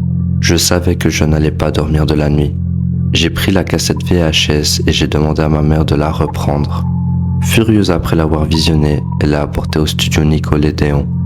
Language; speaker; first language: French; native; French